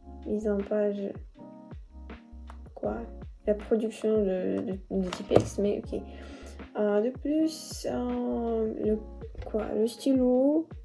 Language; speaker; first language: French; non-native, learner; Russian